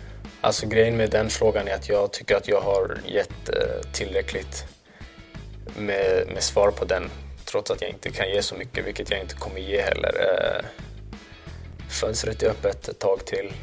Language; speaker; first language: Swedish; early bilingual, other home language; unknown